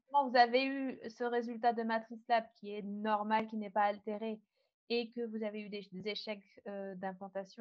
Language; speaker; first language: French; native; French